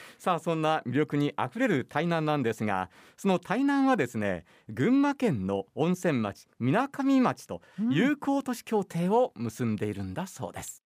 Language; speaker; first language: Japanese; native; Japanese